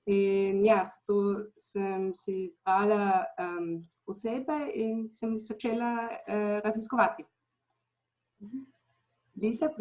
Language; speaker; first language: Slovenian; non-native, fluent; German